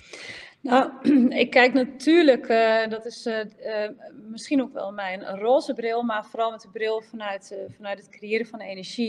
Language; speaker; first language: Dutch; native; Dutch